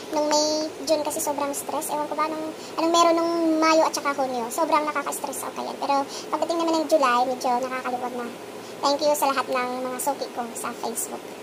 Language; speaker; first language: Filipino; non-native, local second language; Cebuano